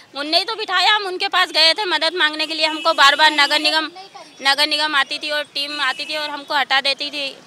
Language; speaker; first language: Hindi; native; Hindi